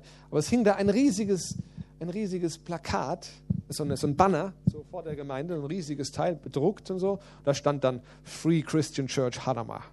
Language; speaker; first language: German; native; German